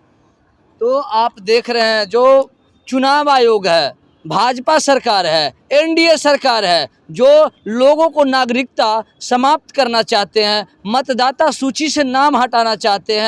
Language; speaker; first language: Hindi; native; Hindi